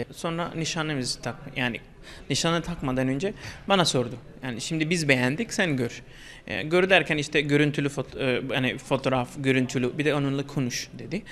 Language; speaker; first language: Turkish; non-native, fluent; Bangla